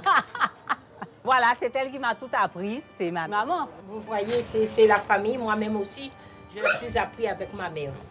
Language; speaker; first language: French; native; French